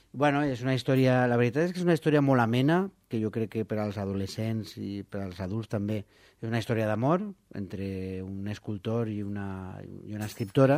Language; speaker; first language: Catalan; non-native, local second language; Spanish